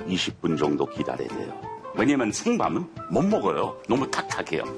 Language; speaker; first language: Korean; non-native, learner; English